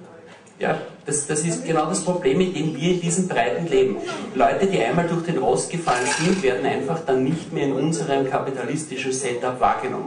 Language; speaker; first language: German; native; German